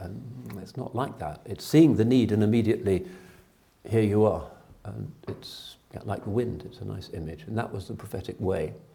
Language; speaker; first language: English; native; English